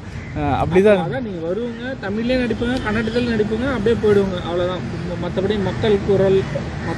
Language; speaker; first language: Tamil; native; Tamil